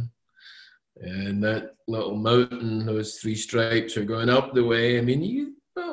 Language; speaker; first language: English; native; English